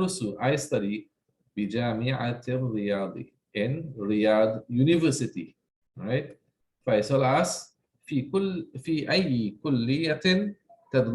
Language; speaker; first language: Arabic; non-native, fluent; English